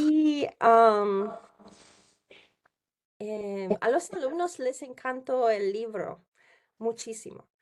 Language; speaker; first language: Spanish; non-native, learner; Czech